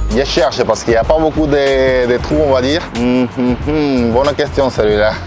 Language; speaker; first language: French; non-native, fluent; Spanish